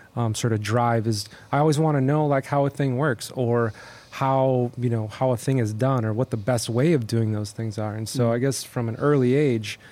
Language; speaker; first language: English; native; English